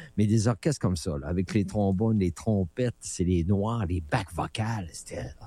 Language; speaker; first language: French; native; French